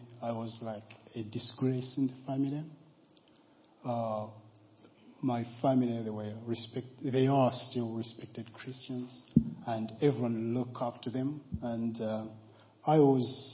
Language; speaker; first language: English; non-native, local second language; Nyanja